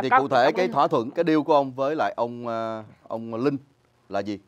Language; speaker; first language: Vietnamese; native; Vietnamese